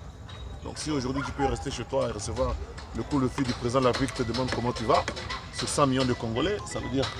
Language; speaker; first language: French; non-native, local second language; Lingala